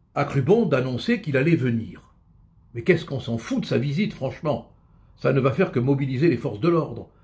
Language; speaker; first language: French; native; French